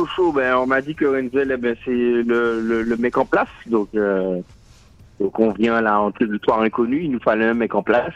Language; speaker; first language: French; native; French